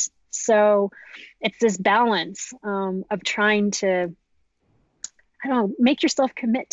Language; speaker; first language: English; native; English